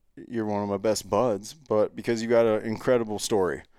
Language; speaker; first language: English; native; English